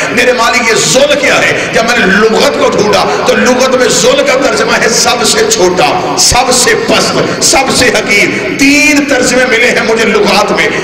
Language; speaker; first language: Urdu; native; Urdu